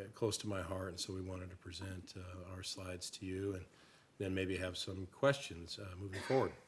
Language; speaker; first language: English; native; English